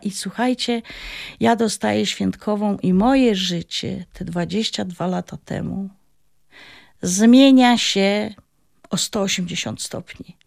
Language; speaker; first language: Polish; native; Polish